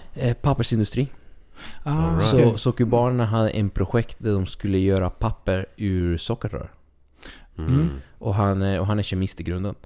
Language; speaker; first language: Swedish; early bilingual, other home language; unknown